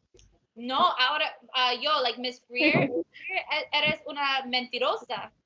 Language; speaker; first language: Spanish; non-native, learner; English